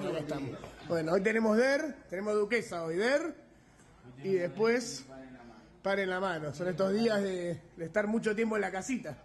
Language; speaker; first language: Spanish; native; Spanish